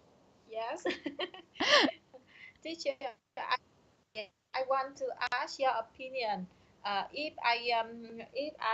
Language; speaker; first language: English; non-native, learner; Vietnamese